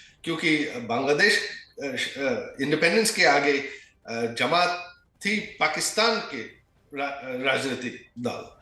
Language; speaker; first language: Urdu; non-native, fluent; Bangla